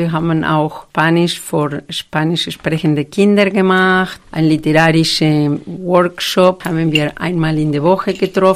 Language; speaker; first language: German; non-native, fluent; Spanish